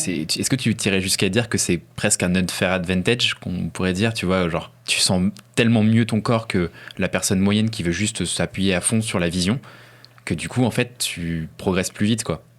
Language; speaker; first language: French; native; French